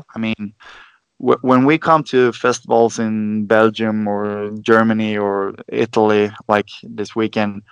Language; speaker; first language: English; non-native, fluent; Swedish